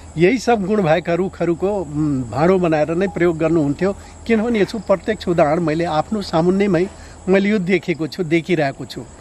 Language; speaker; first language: Nepali; non-native, local second language; Rana Tharu